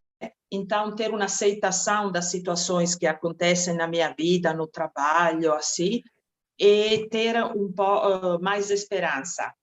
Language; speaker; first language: Portuguese; non-native, fluent; Italian